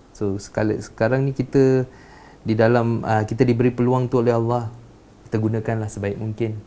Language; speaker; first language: Malay; non-native, local second language; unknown